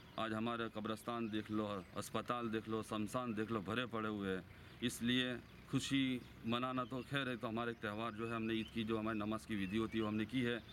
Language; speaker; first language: Hindi; non-native, local second language; Gujarati